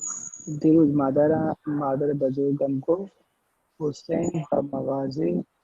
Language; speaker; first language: Persian; non-native, learner; Urdu